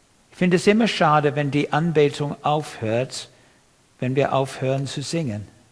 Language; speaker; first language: German; non-native, fluent; English